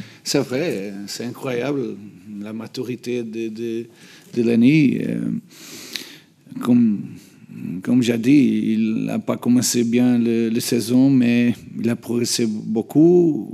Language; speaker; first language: French; non-native, learner; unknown